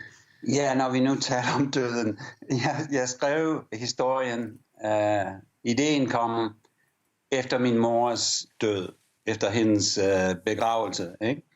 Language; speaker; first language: Danish; early bilingual, heritage; English